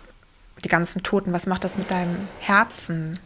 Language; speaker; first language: German; native; German